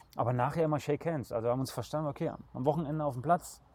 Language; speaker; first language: German; native; German